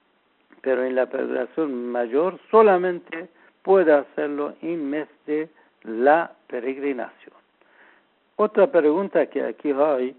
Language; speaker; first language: Spanish; non-native, learner; Persian